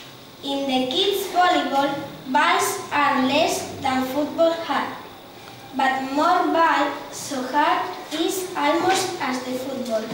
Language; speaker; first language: English; non-native, learner; Spanish